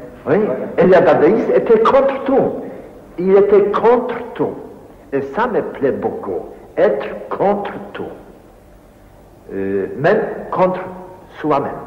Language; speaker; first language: French; non-native, fluent; Polish